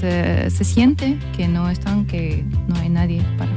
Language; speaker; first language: Spanish; non-native, learner; Russian